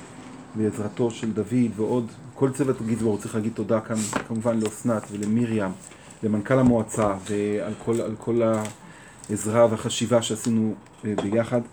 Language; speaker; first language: Hebrew; native; Hebrew